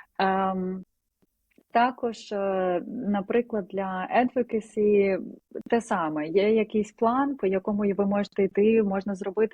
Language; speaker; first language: Ukrainian; non-native, local second language; Russian